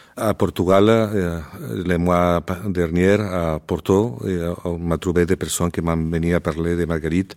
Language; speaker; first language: French; non-native, learner; Spanish